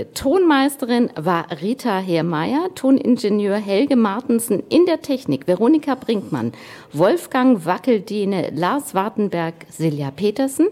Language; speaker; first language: German; native; German